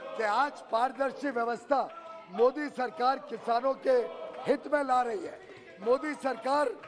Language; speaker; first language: Hindi; native; Hindi